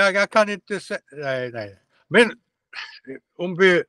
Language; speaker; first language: Swedish; non-native, learner; Russian